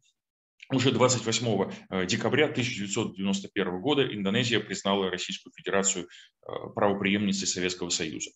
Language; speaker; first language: Russian; native; Russian